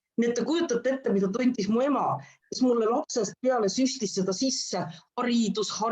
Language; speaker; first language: Estonian; non-native, local second language; Russian